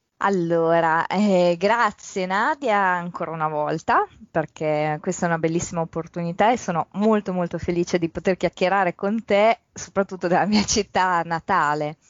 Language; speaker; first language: Italian; early bilingual, other home language; Polish